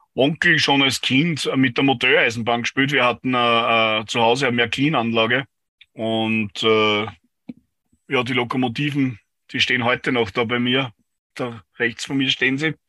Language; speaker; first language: German; native; German